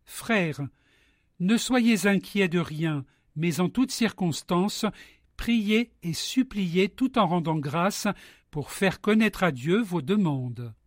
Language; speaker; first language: French; native; French